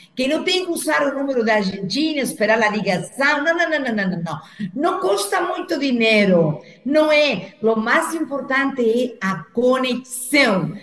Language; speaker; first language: Portuguese; non-native, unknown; Spanish